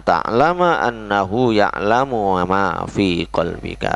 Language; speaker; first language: Arabic; non-native, fluent; Javanese